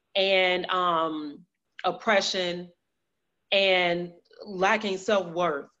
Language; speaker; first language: English; native; English